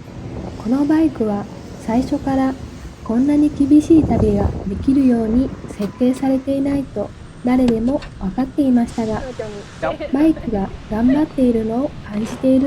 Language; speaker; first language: Japanese; non-native, fluent; Vietnamese